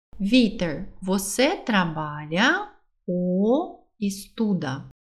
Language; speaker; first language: Portuguese; non-native, fluent; Russian